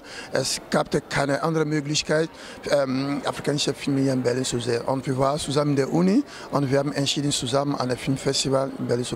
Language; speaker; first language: German; non-native, fluent; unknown